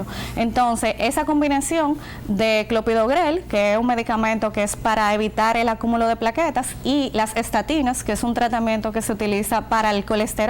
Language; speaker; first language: Spanish; native; Spanish